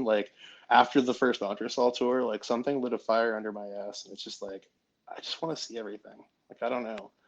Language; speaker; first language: English; native; English